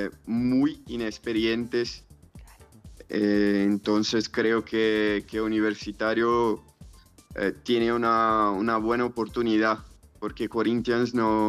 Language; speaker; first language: Spanish; non-native, fluent; Portuguese